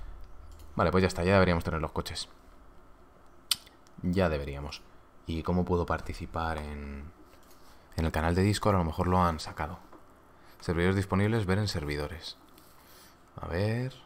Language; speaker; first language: Spanish; native; Spanish